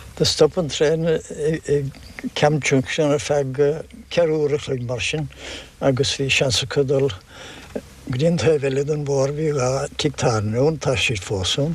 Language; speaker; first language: Irish; non-native, local second language; English